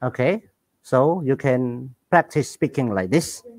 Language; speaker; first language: English; non-native, learner; Khmer